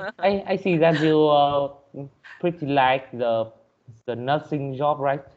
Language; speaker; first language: English; non-native, learner; Vietnamese